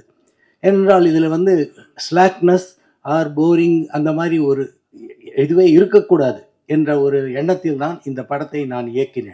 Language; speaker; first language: Tamil; native; Tamil